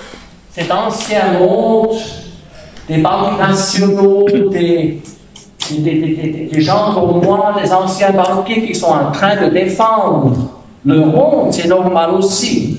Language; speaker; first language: French; non-native, fluent; German